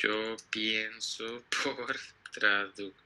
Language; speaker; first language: Spanish; non-native, fluent; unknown